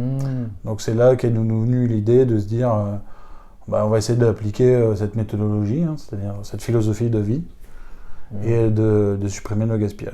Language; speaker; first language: French; native; French